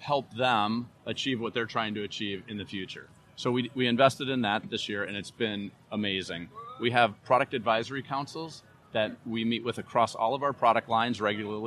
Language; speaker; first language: English; native; English